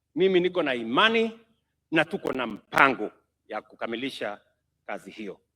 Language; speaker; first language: Swahili; non-native, local second language; Kalenjin